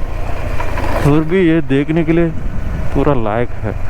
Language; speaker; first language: Hindi; non-native, local second language; Malayalam